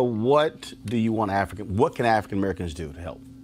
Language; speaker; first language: English; native; English